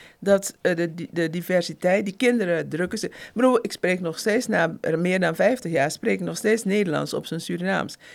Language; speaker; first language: Dutch; native; Dutch